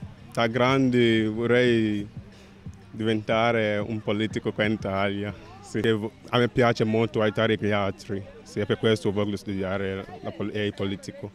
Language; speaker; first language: Italian; non-native, learner; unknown